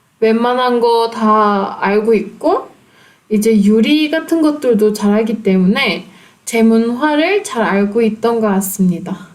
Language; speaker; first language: Korean; non-native, fluent; Turkish